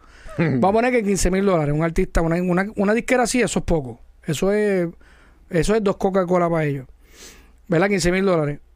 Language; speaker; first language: Spanish; native; Spanish